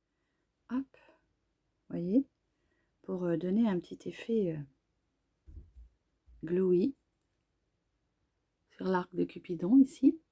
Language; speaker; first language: French; native; French